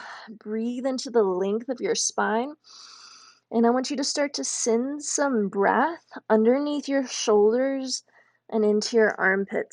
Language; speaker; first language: English; native; English